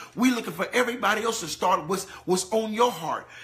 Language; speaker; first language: English; native; English